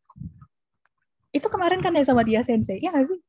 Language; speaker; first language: Indonesian; native; Indonesian